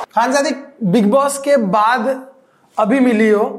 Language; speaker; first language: Hindi; non-native, local second language; Gujarati